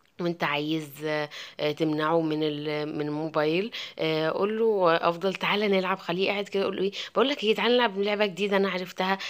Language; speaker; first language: Arabic; native; Arabic